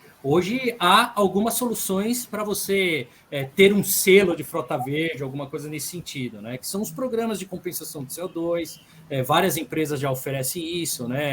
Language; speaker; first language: Portuguese; native; Portuguese